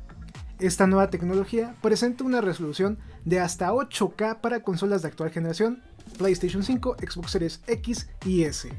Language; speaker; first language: Spanish; native; Spanish